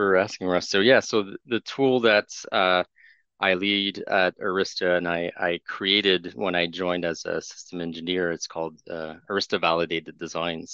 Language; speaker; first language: English; non-native, fluent; French